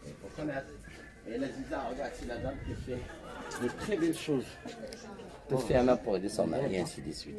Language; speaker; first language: French; non-native, local second language; Arabic